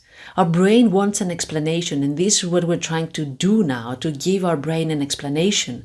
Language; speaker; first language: English; non-native, fluent; Greek